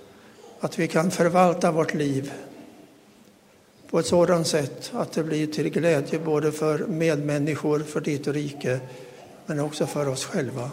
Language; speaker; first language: Swedish; native; Swedish